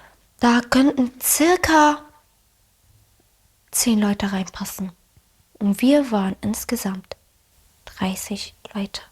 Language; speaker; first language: German; early bilingual, other home language; Arabic